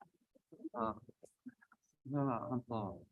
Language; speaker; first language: Japanese; non-native, learner; German